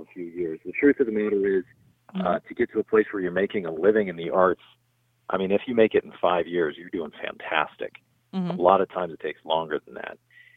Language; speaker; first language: English; native; English